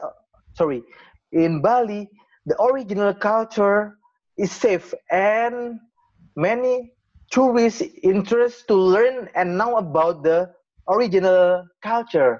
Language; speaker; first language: English; non-native, learner; Indonesian